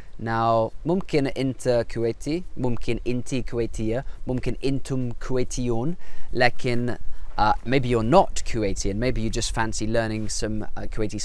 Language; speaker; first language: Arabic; non-native, fluent; English